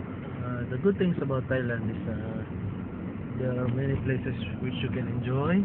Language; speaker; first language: English; non-native, local second language; Filipino